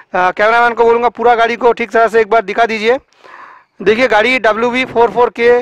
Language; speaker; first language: Hindi; non-native, local second language; Bangla